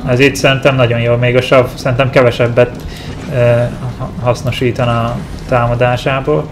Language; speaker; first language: Hungarian; native; Hungarian